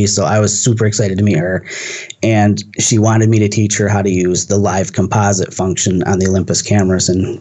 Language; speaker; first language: English; native; English